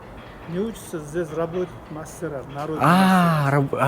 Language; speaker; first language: Russian; non-native, local second language; Uzbek